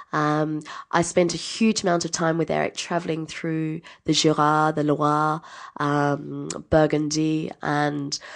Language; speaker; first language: English; native; English